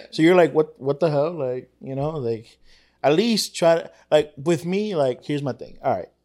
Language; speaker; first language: English; native; English